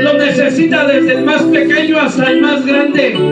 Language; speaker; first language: Spanish; native; Spanish